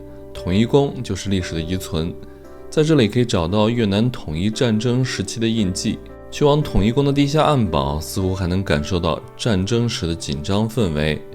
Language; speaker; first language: Chinese; native; Chinese